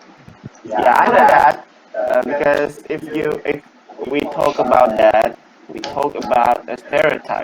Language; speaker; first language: English; non-native, learner; Indonesian